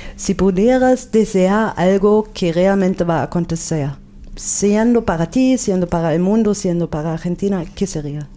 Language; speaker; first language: Spanish; non-native, fluent; German